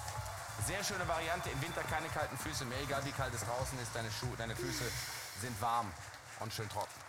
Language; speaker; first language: German; native; German